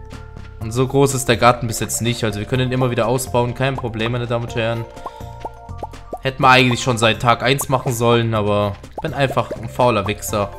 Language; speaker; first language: German; native; German